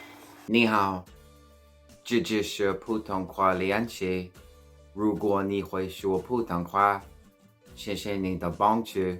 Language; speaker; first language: Chinese; non-native, learner; English